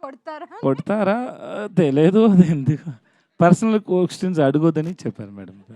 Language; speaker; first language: Telugu; non-native, learner; Tamil